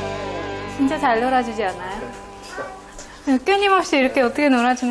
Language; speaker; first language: Korean; native; Korean